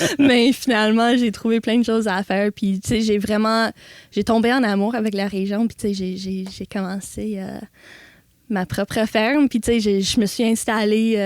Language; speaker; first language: French; non-native, local second language; English